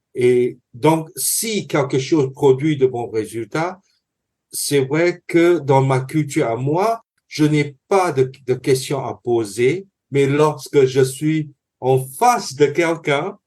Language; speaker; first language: French; non-native, fluent; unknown